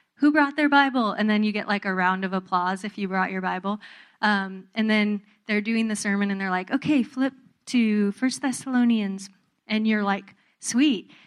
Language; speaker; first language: English; native; English